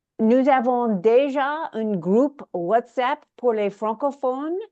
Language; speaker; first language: French; non-native, learner; English